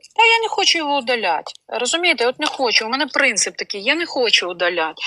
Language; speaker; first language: Ukrainian; non-native, local second language; Russian